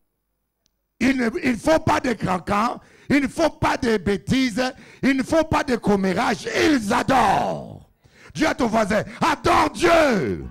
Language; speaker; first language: French; non-native, local second language; Lingala